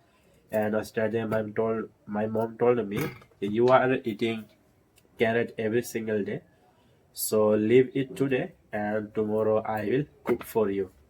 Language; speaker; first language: English; non-native, learner; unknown